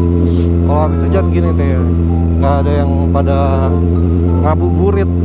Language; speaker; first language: Indonesian; native; Indonesian